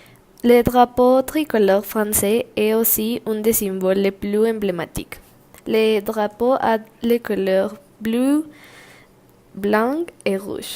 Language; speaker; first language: French; non-native, learner; Spanish